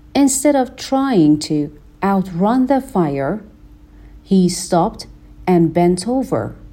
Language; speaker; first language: English; non-native, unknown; Persian